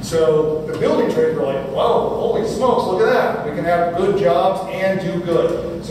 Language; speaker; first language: English; native; English